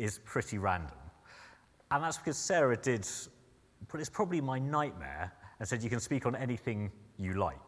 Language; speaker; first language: English; native; English